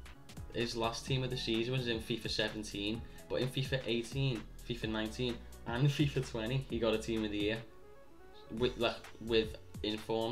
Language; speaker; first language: English; native; English